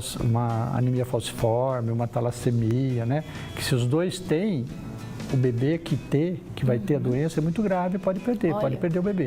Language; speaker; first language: Portuguese; native; Portuguese